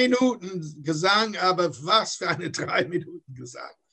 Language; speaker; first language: German; non-native, fluent; English